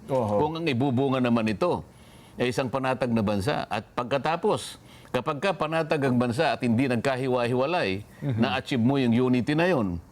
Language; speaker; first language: Filipino; native; Filipino